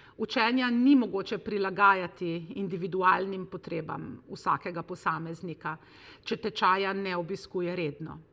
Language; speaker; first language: Slovenian; native; Slovenian